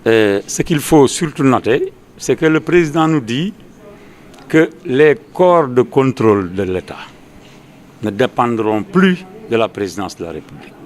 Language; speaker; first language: French; non-native, local second language; Wolof